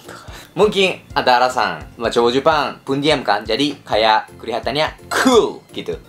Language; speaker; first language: Indonesian; non-native, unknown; Japanese